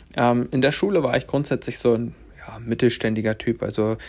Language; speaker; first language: German; native; German